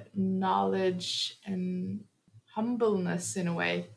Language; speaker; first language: English; early bilingual, heritage; Norwegian